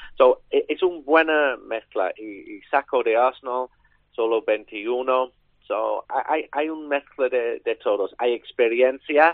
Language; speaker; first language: Spanish; non-native, learner; English